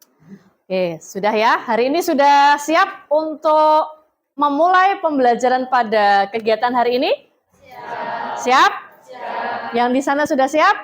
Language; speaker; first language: Indonesian; native; Indonesian